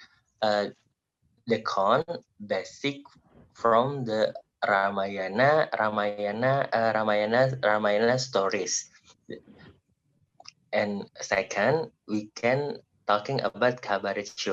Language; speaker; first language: English; non-native, learner; Indonesian